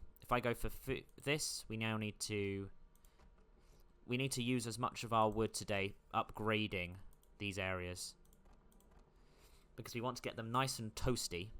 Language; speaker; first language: English; native; English